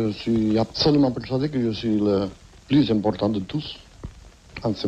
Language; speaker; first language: French; non-native, fluent; Catalan